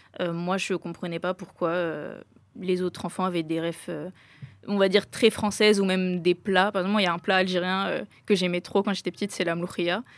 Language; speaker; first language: French; native; French